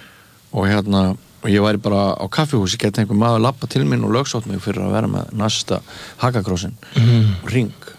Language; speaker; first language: Icelandic; native; Icelandic